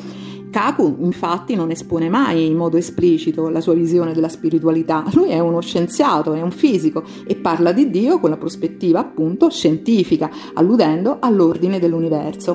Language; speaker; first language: Italian; native; Italian